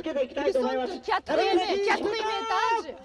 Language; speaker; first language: French; non-native, fluent; Japanese